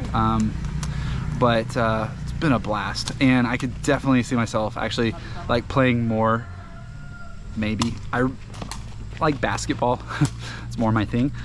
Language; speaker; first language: English; native; English